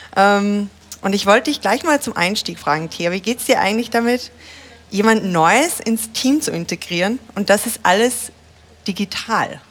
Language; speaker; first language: German; native; German